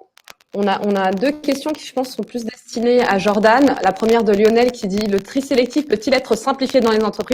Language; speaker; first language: French; native; French